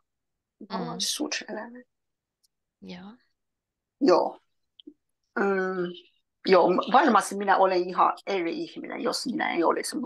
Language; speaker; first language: Finnish; non-native, learner; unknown